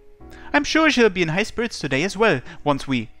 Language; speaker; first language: English; native; English